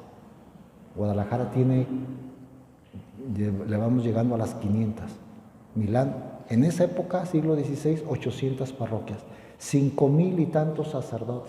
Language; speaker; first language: Spanish; native; Spanish